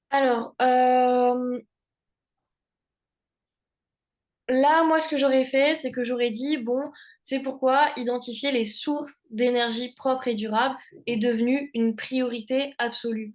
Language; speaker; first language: French; native; French